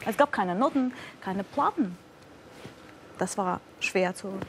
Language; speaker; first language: German; non-native, fluent; Russian